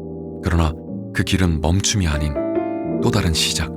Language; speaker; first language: Korean; native; Korean